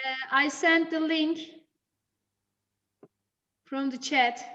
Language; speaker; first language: English; non-native, fluent; Turkish